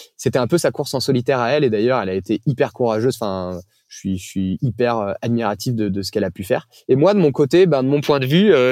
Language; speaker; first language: French; native; French